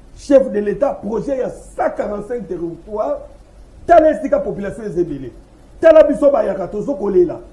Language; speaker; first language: Lingala; non-native, local second language; Kituba (Democratic Republic of Congo)